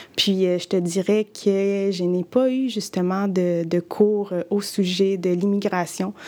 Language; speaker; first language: French; early bilingual, other home language; Spanish